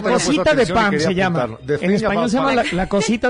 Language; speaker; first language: Spanish; native; Spanish